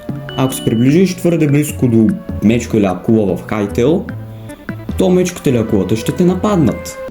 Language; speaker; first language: Bulgarian; native; Bulgarian